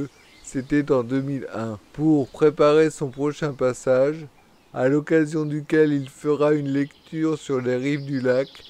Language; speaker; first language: French; native; French